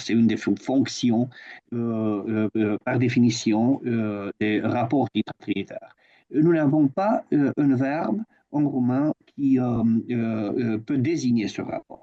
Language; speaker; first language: French; non-native, fluent; Romanian